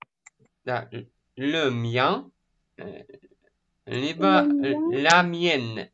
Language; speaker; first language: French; non-native, fluent; Russian